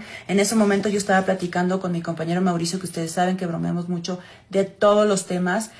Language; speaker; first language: Spanish; native; Spanish